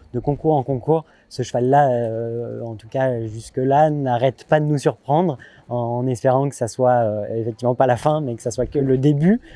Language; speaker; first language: French; native; French